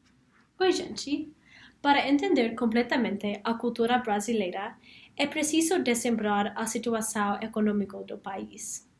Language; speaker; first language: Portuguese; non-native, learner; English